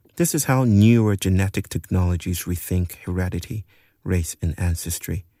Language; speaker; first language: English; non-native, local second language; Yoruba